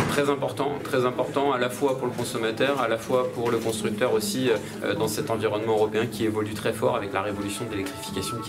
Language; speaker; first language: French; native; French